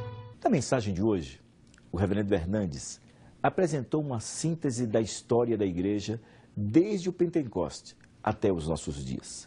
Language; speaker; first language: Portuguese; native; Portuguese